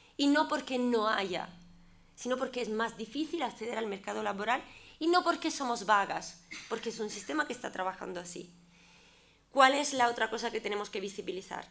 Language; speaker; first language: Spanish; non-native, fluent; Italian